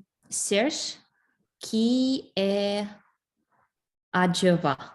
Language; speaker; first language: French; non-native, learner; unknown